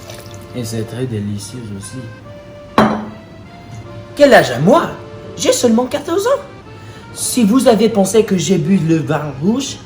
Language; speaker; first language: French; non-native, learner; English